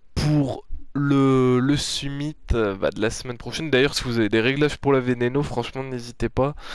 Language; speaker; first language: French; native; French